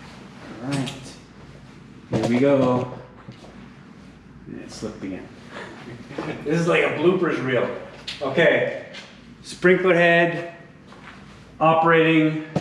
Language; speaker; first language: English; native; English